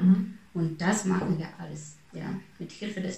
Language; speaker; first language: German; non-native, fluent; Russian